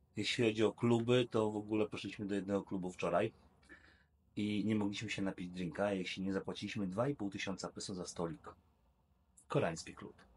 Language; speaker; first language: Polish; native; Polish